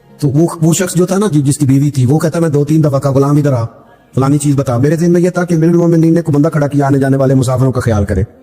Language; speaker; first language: Urdu; non-native, local second language; Punjabi